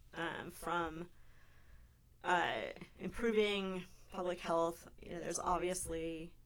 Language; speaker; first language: English; native; English